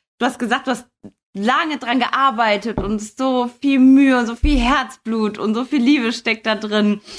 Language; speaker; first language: German; native; German